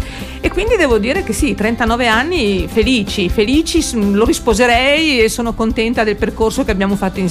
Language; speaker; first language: Italian; native; Italian